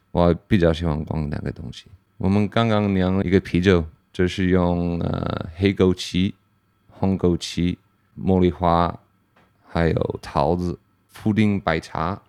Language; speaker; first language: Chinese; non-native, fluent; English